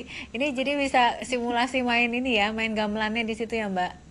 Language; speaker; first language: Indonesian; native; Indonesian